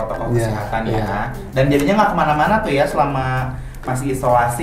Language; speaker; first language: Indonesian; native; Indonesian